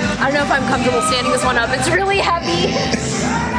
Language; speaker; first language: English; native; English